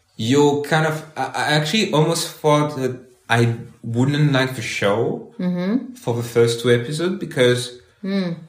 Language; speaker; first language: English; non-native, fluent; French